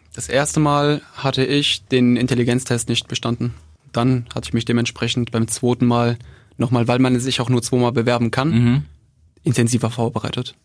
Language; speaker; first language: German; early bilingual, other home language; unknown